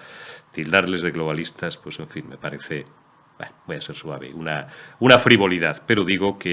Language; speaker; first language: Spanish; native; Spanish